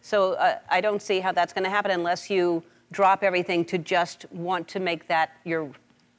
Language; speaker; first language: English; native; English